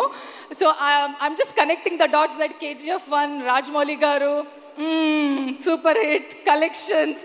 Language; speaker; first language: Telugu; non-native, learner; Kannada